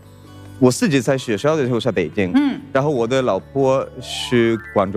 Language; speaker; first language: Chinese; non-native, fluent; Swedish